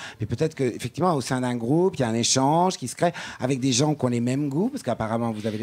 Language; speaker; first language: French; native; French